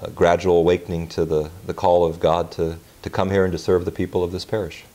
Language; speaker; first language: English; native; English